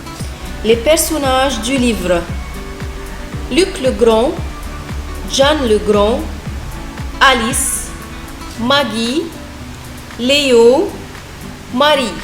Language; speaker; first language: French; non-native, fluent; Arabic